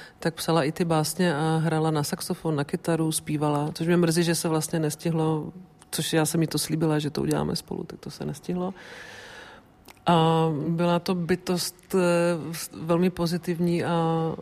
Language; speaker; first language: Czech; non-native, local second language; Polish